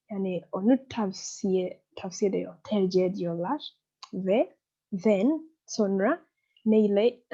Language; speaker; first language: Turkish; non-native, fluent; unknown